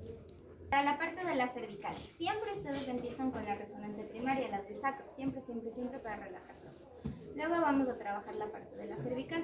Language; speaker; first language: Spanish; native; Spanish